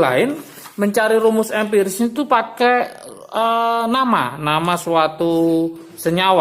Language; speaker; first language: Indonesian; native; Indonesian